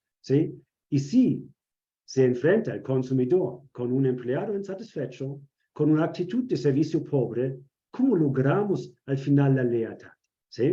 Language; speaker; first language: Spanish; non-native, fluent; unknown